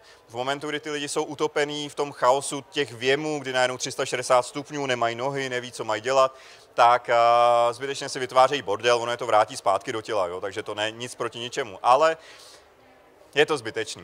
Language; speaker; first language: Czech; native; Czech